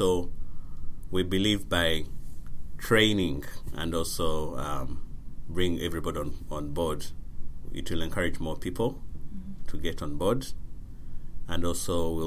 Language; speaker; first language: English; non-native, local second language; Ganda